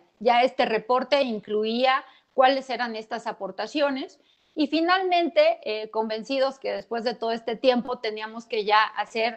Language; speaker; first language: Spanish; native; Spanish